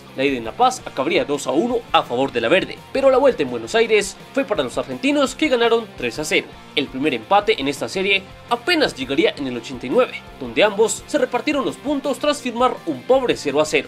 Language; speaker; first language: Spanish; native; Spanish